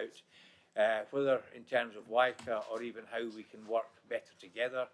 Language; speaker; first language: English; native; English